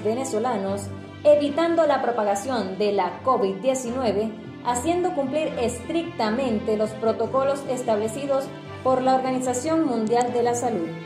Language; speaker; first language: Spanish; native; Spanish